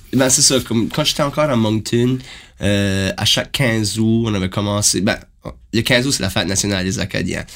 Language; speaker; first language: French; native; French